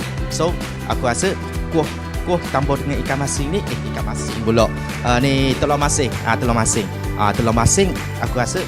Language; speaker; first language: Malay; native; Malay